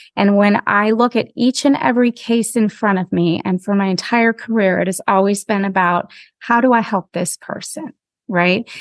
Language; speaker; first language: English; native; English